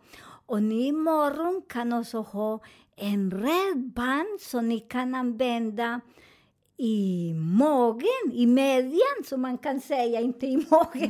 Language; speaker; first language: Swedish; non-native, learner; Spanish